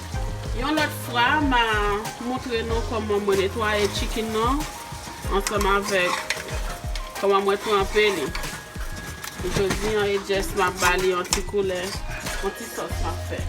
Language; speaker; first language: French; non-native, learner; Haitian Creole